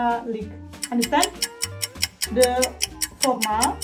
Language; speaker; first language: English; non-native, learner; Indonesian